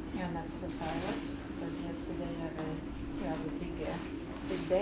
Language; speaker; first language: English; non-native, learner; French